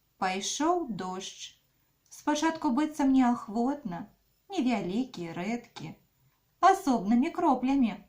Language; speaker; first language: Belarusian; non-native, local second language; Russian